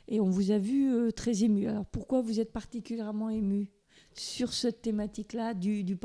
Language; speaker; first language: French; native; French